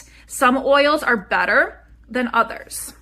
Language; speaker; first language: English; native; English